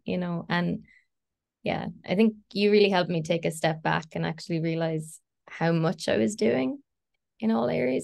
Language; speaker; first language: English; native; English